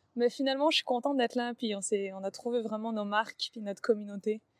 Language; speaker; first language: French; native; French